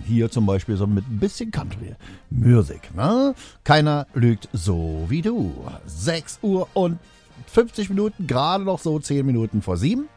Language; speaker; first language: German; native; German